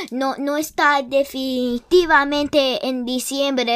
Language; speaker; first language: Spanish; early bilingual, heritage; English